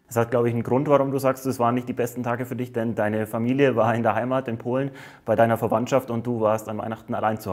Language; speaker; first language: German; native; German